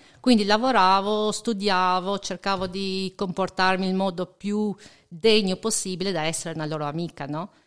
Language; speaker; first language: Italian; non-native, fluent; Albanian